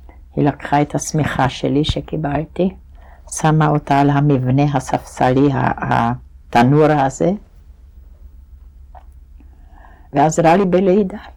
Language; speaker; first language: Hebrew; non-native, fluent; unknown